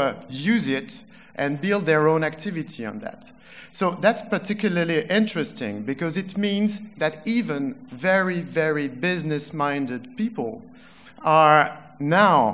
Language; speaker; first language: English; non-native, fluent; French